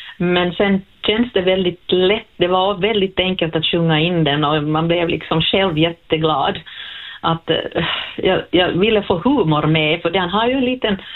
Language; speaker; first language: Swedish; native; Swedish